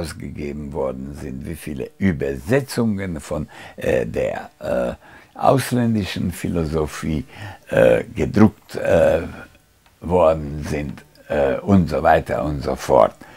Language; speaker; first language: German; non-native, fluent; Hungarian